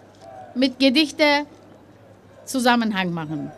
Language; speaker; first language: German; early bilingual, other home language; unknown